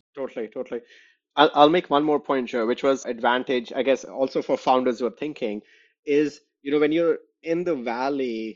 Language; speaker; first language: English; non-native, local second language; Hindi